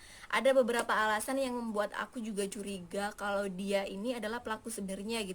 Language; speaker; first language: Indonesian; native; Indonesian